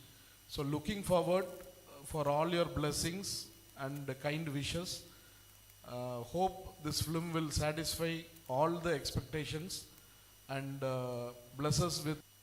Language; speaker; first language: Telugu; non-native, fluent; Tamil